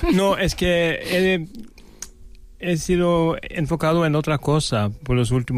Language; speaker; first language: Spanish; non-native, fluent; Norwegian